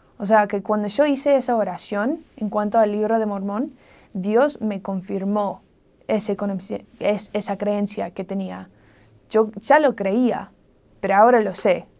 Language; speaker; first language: Spanish; non-native, fluent; English